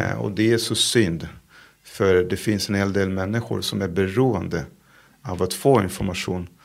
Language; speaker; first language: Swedish; non-native, fluent; Hebrew